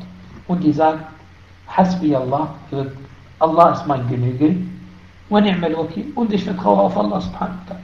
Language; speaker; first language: German; non-native, fluent; Arabic